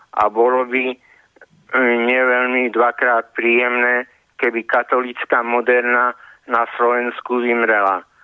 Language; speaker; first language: Slovak; native; Slovak